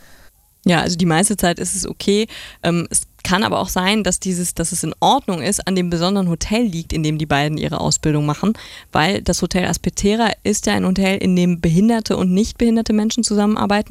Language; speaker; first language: German; native; German